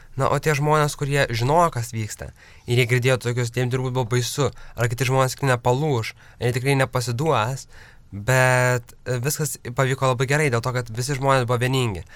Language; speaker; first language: Lithuanian; native; Lithuanian